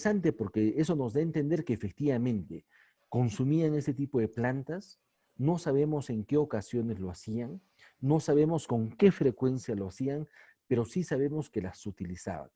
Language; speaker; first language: Spanish; native; Spanish